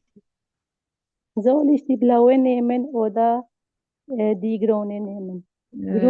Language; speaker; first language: German; non-native, learner; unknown